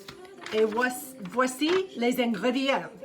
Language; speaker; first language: French; non-native, fluent; English